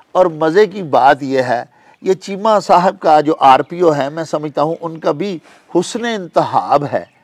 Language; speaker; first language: Urdu; non-native, local second language; Punjabi